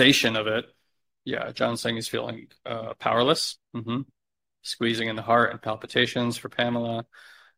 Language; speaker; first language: English; native; English